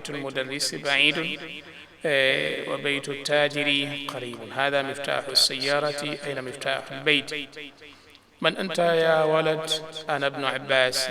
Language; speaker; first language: Arabic; non-native, fluent; Swahili